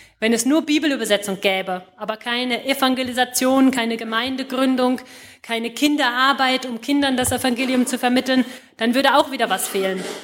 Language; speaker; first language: German; native; German